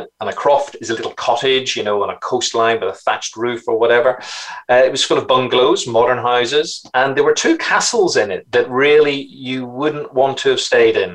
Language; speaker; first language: English; native; English